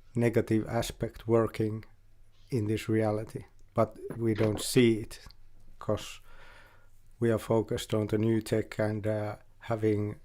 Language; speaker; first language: English; non-native, fluent; Finnish